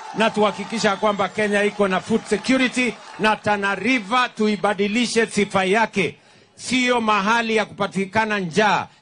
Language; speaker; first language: Swahili; non-native, local second language; Kalenjin